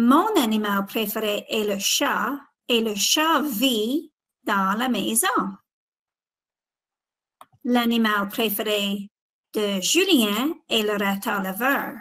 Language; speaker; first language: French; non-native, fluent; English